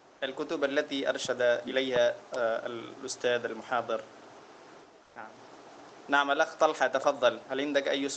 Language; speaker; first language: Arabic; non-native, fluent; Urdu